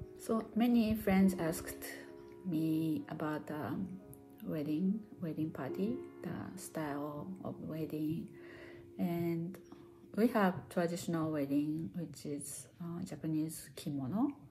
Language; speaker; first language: English; non-native, fluent; Japanese